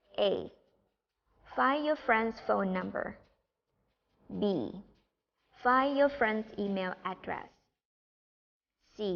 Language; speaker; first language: English; non-native, fluent; Thai